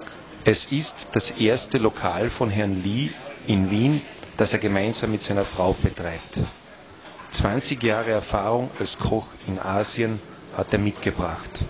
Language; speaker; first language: German; native; German